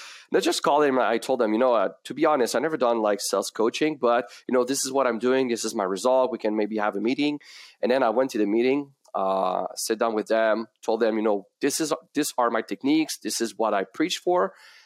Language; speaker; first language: English; non-native, fluent; French